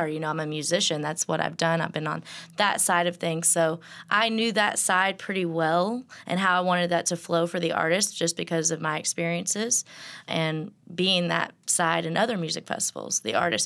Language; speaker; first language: English; native; English